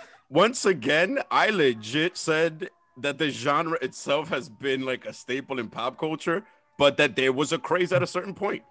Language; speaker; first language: English; early bilingual, other home language; Spanish